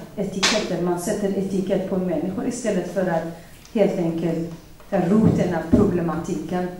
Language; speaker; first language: Swedish; non-native, fluent; Central Kurdish